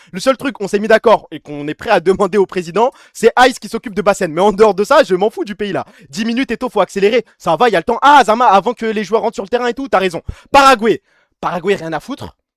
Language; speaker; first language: French; early bilingual, other home language; Arabic